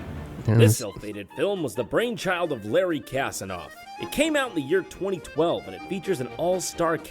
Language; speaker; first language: English; native; English